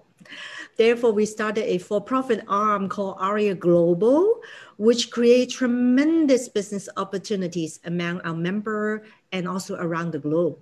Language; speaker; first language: English; non-native, local second language; Cantonese